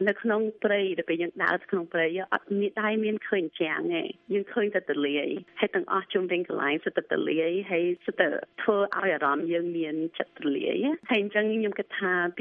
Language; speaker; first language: Khmer; early bilingual, heritage; Khmer